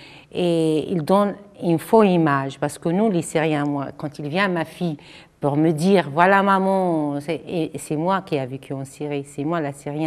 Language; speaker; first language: French; non-native, fluent; Arabic